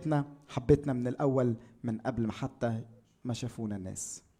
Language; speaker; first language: Arabic; native; Arabic